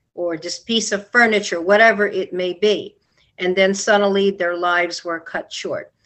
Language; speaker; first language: English; non-native, local second language; Filipino